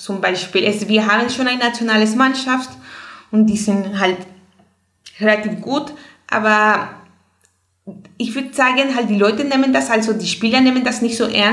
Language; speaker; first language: German; non-native, fluent; Spanish